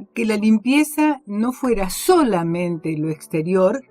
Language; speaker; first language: Spanish; native; Spanish